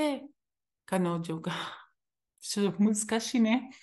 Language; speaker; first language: Japanese; non-native, fluent; Hebrew